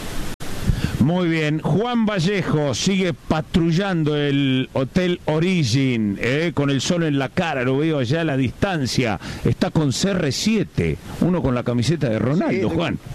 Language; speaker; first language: Spanish; native; Spanish